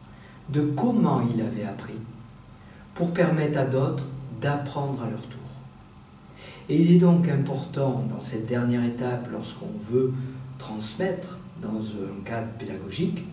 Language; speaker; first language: French; native; French